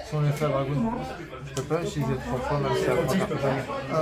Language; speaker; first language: French; native; French